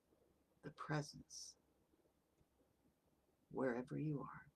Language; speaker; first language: English; native; English